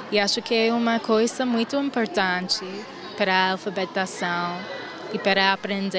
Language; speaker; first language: Portuguese; non-native, fluent; English